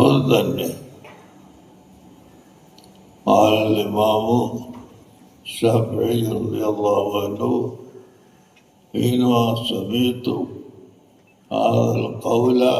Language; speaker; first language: Arabic; non-native, fluent; Malayalam